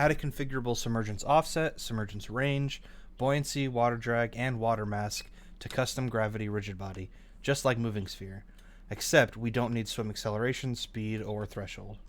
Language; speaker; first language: English; native; English